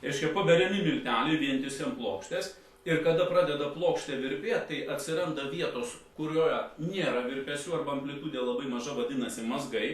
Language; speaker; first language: Lithuanian; native; Lithuanian